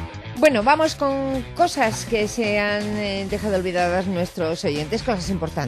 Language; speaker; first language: Spanish; native; Spanish